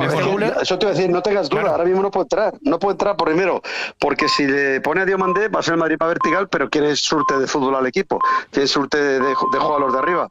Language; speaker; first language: Spanish; native; Spanish